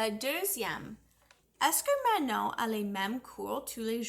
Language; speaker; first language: French; non-native, fluent; English